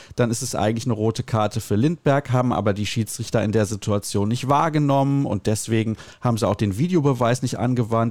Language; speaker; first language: German; native; German